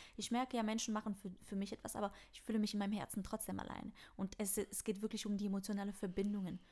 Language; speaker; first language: German; non-native, fluent; French